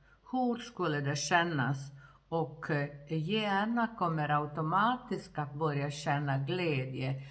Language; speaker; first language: Swedish; non-native, fluent; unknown